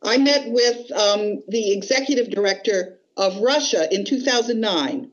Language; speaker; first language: English; native; English